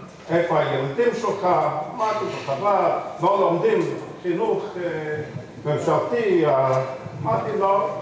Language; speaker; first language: Hebrew; non-native, fluent; English